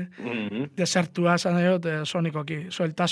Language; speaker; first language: Basque; native; Basque